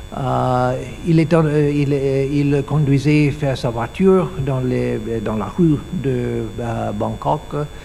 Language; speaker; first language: French; non-native, learner; English